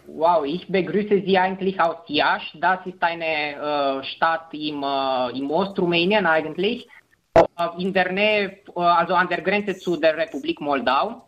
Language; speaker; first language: German; non-native, fluent; Romanian